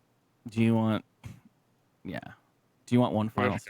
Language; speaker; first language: English; native; English